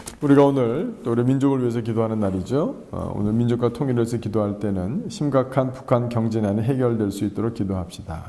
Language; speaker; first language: Korean; native; Korean